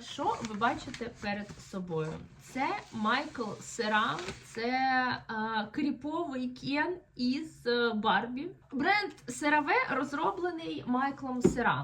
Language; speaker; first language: Ukrainian; native; Ukrainian